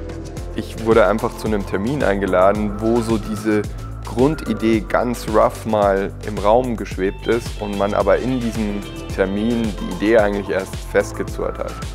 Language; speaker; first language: German; native; German